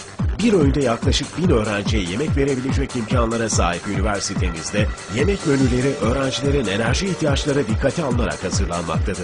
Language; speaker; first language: Turkish; native; Turkish